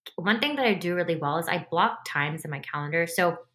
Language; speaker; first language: English; native; English